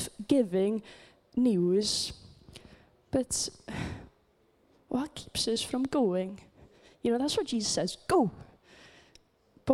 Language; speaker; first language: English; native; English